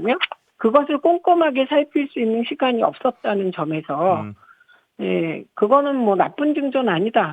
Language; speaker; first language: Korean; native; Korean